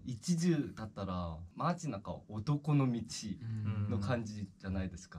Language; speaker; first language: Japanese; non-native, fluent; Korean